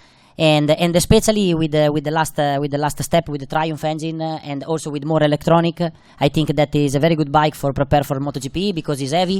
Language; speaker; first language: English; non-native, fluent; Italian